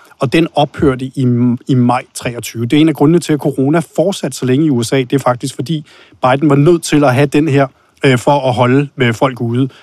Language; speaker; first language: Danish; native; Danish